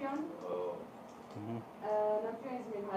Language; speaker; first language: English; non-native, learner; Arabic